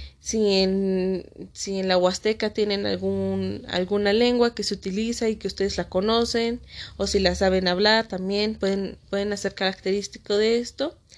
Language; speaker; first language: Spanish; native; Spanish